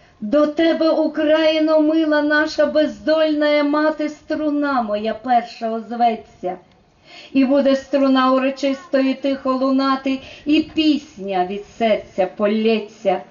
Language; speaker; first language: Ukrainian; native; Ukrainian